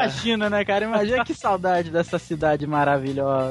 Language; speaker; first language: Portuguese; native; Portuguese